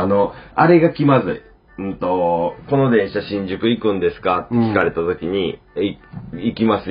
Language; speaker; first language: Japanese; native; Japanese